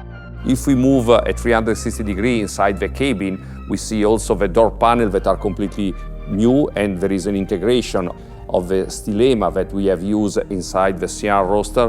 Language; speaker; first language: English; non-native, fluent; Italian